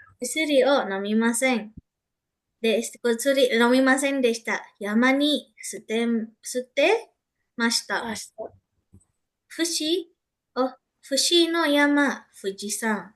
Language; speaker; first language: Japanese; non-native, learner; Indonesian